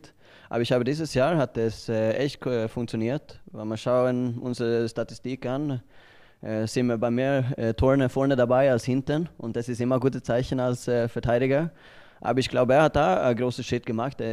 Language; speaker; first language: German; non-native, learner; Swedish